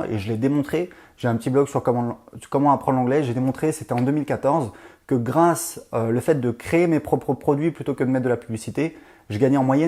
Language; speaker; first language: French; native; French